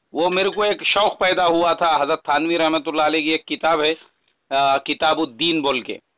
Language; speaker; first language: Hindi; non-native, local second language; Urdu